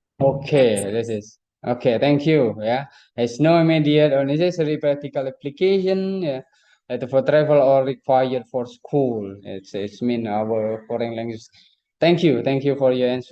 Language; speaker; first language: English; non-native, fluent; Indonesian